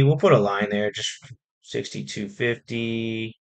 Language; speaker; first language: English; native; English